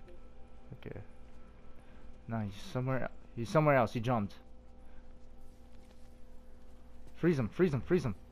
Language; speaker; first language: English; native; English